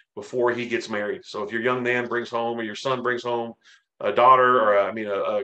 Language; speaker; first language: English; native; English